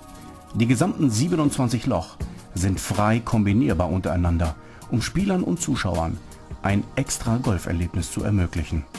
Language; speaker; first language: German; native; German